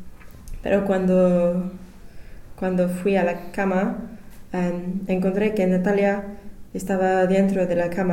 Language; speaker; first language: Spanish; non-native, learner; English